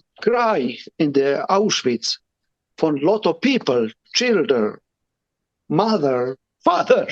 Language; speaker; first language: English; non-native, learner; Romany